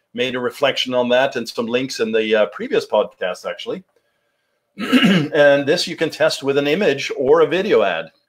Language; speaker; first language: English; non-native, fluent; Norwegian